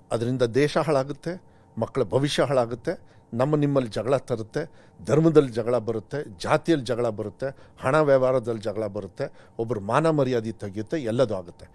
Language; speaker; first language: Kannada; native; Kannada